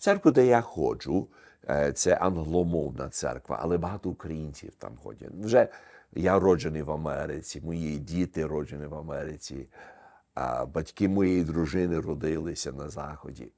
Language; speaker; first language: Ukrainian; early bilingual, heritage; Ukrainian